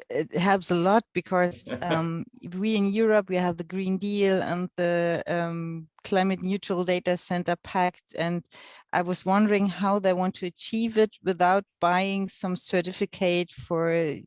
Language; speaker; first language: English; non-native, fluent; German